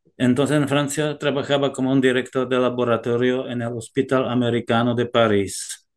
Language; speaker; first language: Spanish; non-native, fluent; Czech